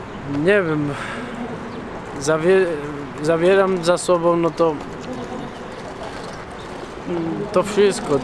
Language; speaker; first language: Polish; non-native, learner; Spanish